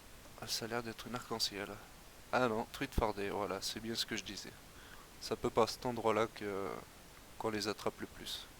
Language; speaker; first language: French; native; French